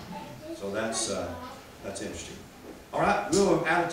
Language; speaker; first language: English; native; English